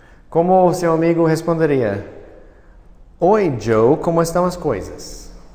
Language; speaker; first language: Portuguese; non-native, fluent; English